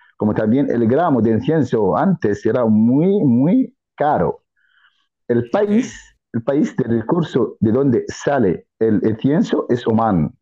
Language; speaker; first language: Spanish; non-native, fluent; Arabic